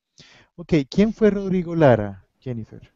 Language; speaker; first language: Spanish; native; Spanish